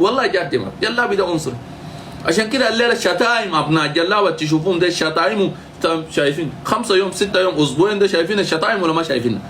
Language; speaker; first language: Arabic; native; Arabic